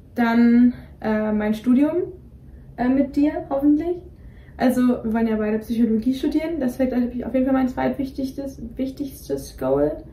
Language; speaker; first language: German; native; German